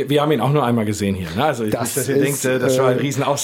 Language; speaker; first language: German; native; German